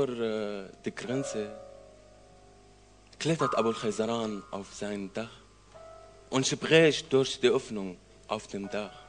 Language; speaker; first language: German; non-native, learner; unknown